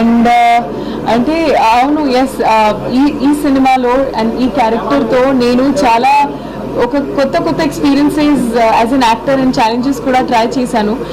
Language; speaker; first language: Telugu; non-native, fluent; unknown